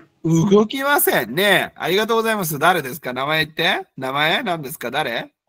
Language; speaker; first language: Japanese; non-native, fluent; Bangla